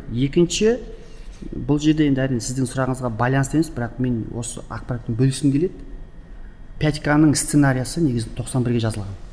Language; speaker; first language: Kazakh; early bilingual, heritage; Kazakh